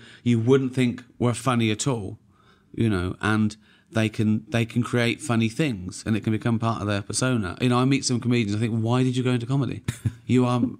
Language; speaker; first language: English; native; English